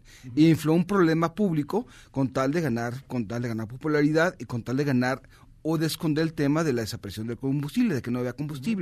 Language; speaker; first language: Spanish; native; Spanish